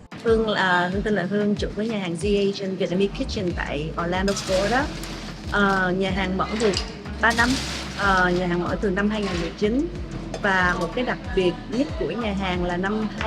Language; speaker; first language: Vietnamese; early bilingual, other home language; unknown